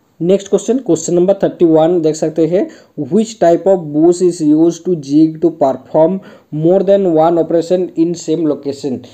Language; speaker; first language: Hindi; non-native, local second language; Bangla